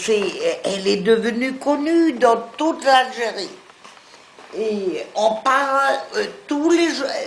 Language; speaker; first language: French; non-native, fluent; German